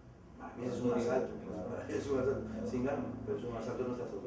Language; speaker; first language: Spanish; native; Spanish